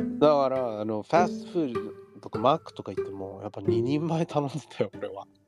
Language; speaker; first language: Japanese; early bilingual, heritage; Japanese